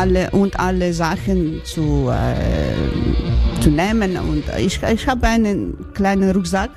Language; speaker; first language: German; non-native, learner; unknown